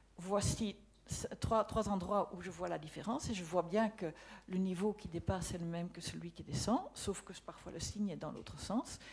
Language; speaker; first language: French; non-native, local second language; Dutch